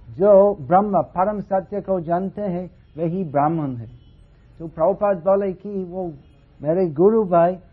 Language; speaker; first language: Hindi; non-native, fluent; English